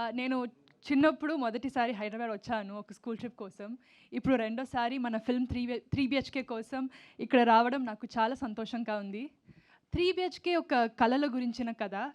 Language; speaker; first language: Telugu; non-native, learner; Tamil